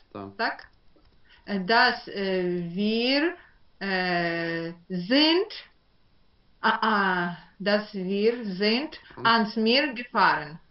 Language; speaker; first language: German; non-native, learner; Ukrainian